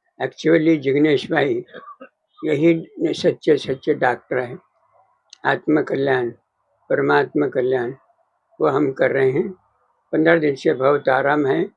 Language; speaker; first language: Hindi; non-native, local second language; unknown